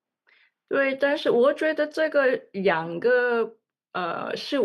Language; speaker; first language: Chinese; non-native, learner; English